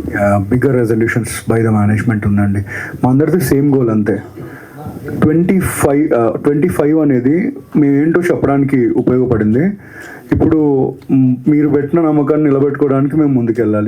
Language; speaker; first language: Telugu; native; Telugu